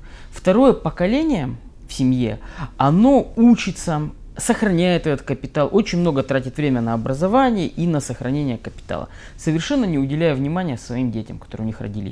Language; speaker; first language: Russian; native; Russian